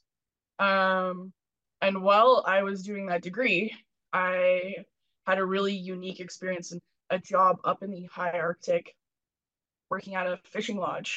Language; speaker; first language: English; native; English